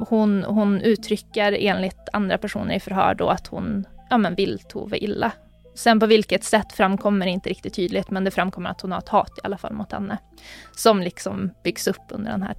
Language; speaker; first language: Swedish; native; Swedish